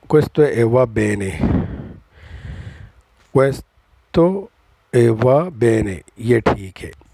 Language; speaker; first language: Italian; non-native, learner; Urdu